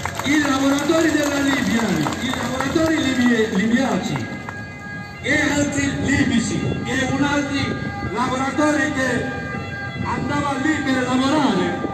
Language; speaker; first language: Italian; non-native, fluent; Bangla